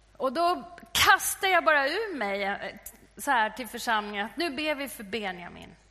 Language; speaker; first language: Swedish; native; Swedish